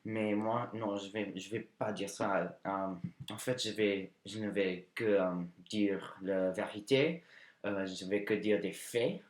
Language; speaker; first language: French; non-native, learner; English